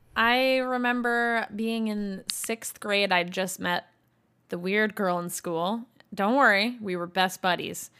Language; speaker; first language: English; native; English